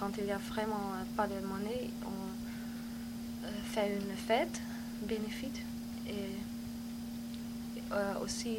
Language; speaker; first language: French; non-native, learner; Dutch